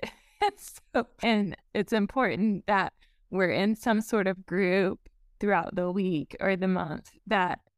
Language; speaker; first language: English; native; English